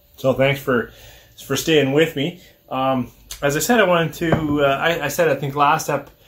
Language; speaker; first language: English; native; English